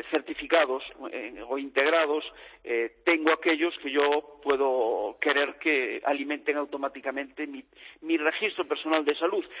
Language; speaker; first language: Spanish; native; Spanish